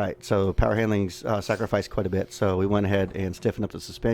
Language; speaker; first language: English; native; English